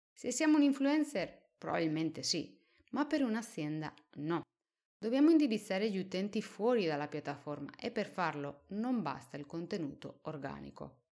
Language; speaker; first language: Italian; non-native, fluent; Spanish